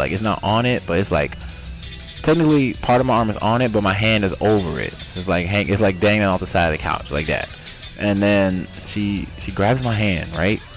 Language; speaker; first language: English; native; English